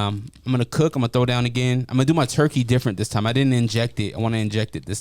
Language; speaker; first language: English; native; English